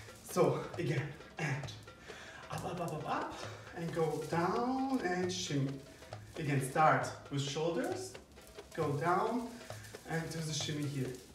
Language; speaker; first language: English; non-native, fluent; German